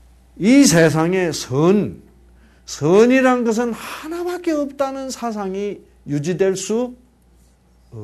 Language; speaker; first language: Korean; native; Korean